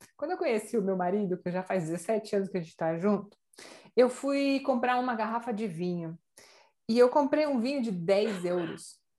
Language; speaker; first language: Portuguese; native; Portuguese